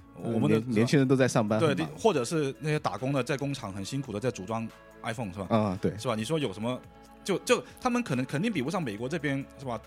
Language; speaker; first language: Chinese; non-native, local second language; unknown